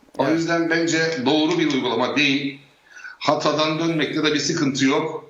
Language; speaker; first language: Turkish; native; Turkish